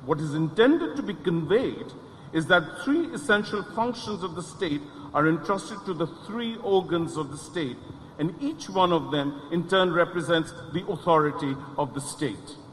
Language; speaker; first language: English; non-native, local second language; Bangla